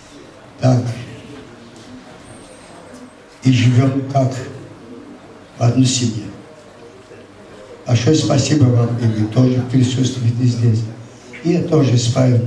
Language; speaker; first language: Russian; non-native, local second language; Azerbaijani